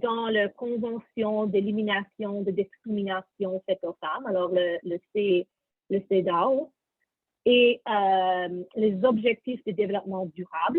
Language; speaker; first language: French; non-native, learner; English